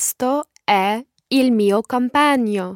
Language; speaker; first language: Italian; non-native, learner; English